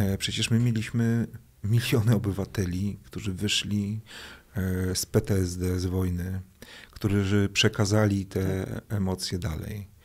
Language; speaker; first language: Polish; native; Polish